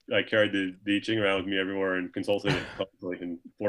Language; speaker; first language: English; native; English